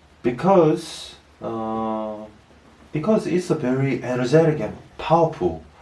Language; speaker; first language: English; non-native, learner; Korean